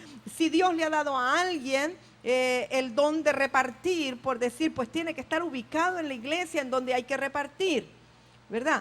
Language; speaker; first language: Spanish; native; Spanish